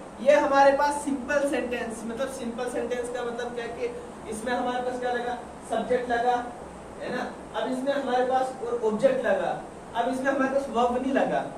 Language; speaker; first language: Hindi; non-native, local second language; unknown